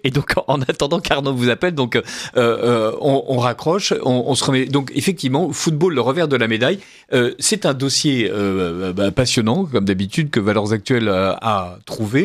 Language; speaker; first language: French; native; French